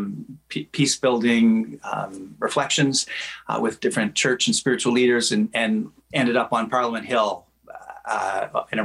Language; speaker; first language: English; native; English